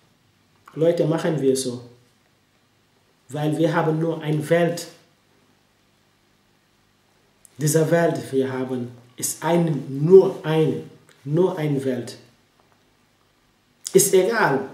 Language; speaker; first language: German; non-native, learner; French